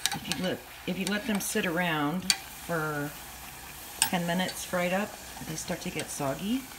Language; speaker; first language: English; native; English